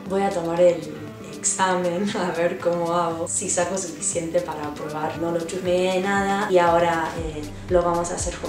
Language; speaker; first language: Spanish; non-native, fluent; English